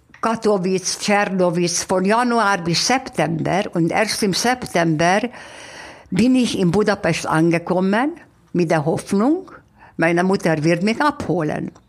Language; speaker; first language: German; non-native, fluent; Hungarian